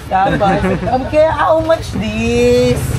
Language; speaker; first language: English; non-native, local second language; Filipino